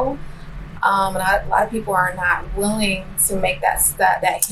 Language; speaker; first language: English; native; English